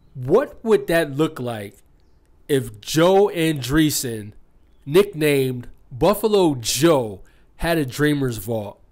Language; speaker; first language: English; native; English